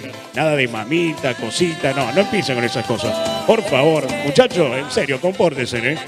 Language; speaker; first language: Spanish; native; Spanish